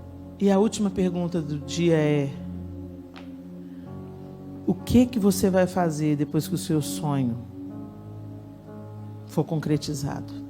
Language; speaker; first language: Portuguese; native; Portuguese